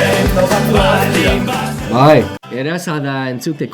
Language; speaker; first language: Basque; non-native, learner; English